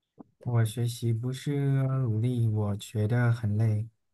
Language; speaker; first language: Chinese; non-native, learner; Vietnamese